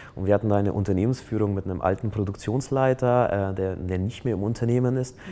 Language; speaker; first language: German; non-native, fluent; Polish